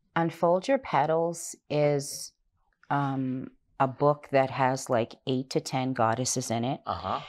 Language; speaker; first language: English; native; English